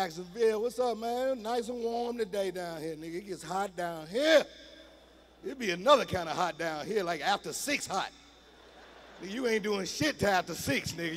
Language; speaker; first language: English; native; English